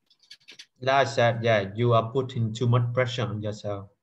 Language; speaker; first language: English; non-native, fluent; Vietnamese